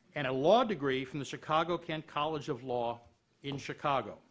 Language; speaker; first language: English; native; English